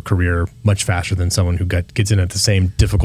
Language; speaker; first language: English; native; English